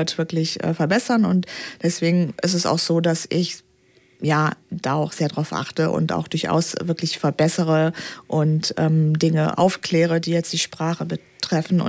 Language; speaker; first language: German; native; German